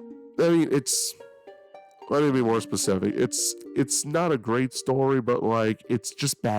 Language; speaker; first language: English; native; English